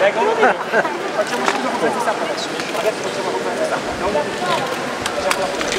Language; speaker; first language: Italian; native; Italian